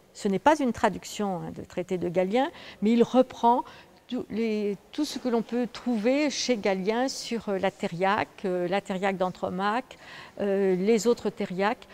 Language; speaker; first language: French; native; French